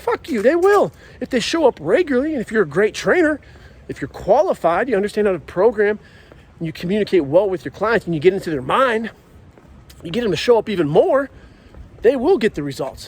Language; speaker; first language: English; native; English